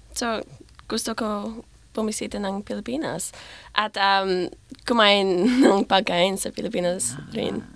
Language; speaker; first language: Filipino; non-native, learner; English